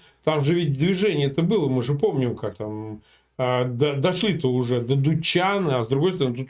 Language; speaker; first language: Russian; native; Russian